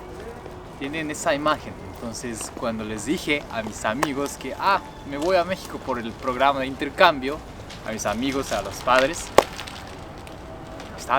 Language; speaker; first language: Spanish; non-native, fluent; Japanese